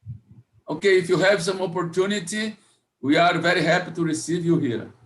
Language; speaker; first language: English; non-native, fluent; Portuguese